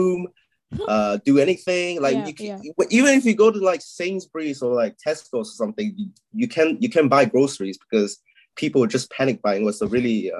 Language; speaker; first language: English; non-native, local second language; Chinese